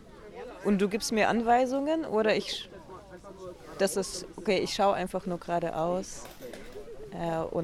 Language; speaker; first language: German; native; German